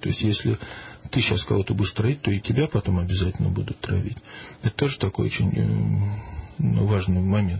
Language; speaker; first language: Russian; native; Russian